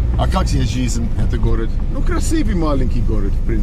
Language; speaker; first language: Russian; non-native, learner; English